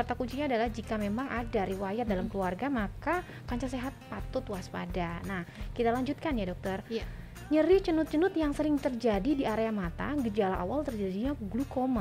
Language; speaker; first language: Indonesian; native; Indonesian